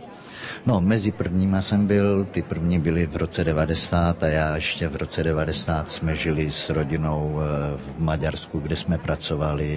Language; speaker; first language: Czech; early bilingual, heritage; Czech